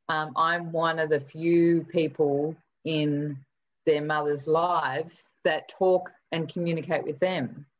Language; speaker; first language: English; native; English